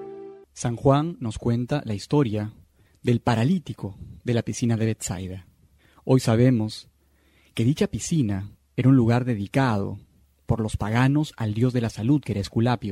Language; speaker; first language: Spanish; native; Spanish